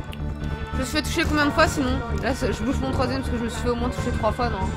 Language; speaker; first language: French; native; French